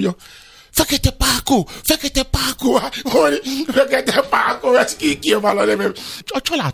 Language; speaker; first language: Hungarian; non-native, learner; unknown